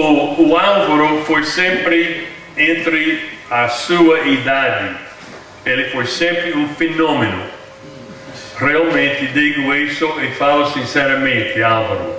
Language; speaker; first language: Portuguese; non-native, fluent; English